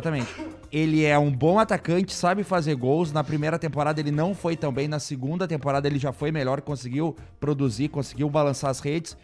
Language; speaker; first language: Portuguese; native; Portuguese